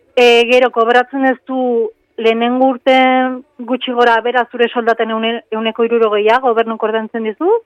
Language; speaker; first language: Basque; native; Basque